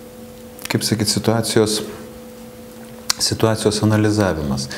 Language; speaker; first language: Lithuanian; native; Lithuanian